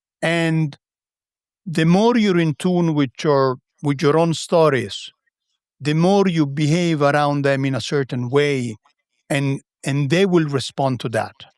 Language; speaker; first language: English; non-native, fluent; Italian